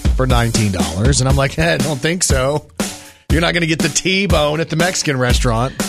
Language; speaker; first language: English; native; English